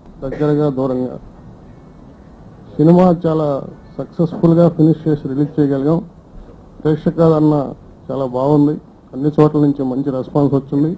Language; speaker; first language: Telugu; native; Telugu